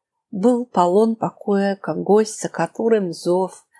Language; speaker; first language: Russian; non-native, fluent; English